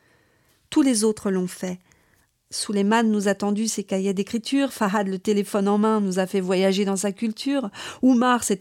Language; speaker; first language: French; native; French